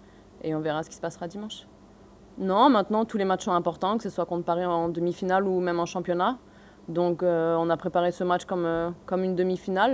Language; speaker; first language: French; native; French